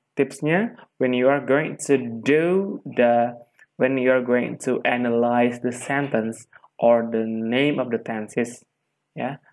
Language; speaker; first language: English; non-native, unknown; Indonesian